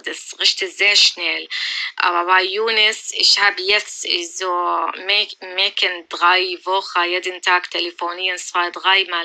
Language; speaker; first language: German; non-native, learner; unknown